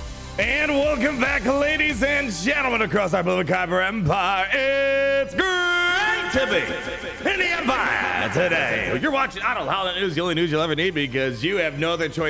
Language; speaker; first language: English; native; English